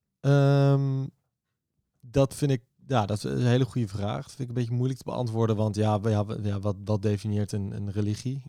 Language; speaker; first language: Dutch; native; Dutch